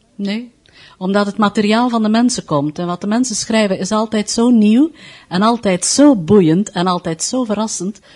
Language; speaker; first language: Dutch; native; Dutch